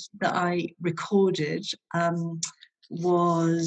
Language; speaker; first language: English; native; English